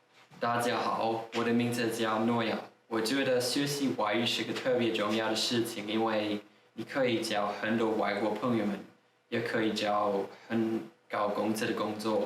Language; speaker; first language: Chinese; non-native, fluent; English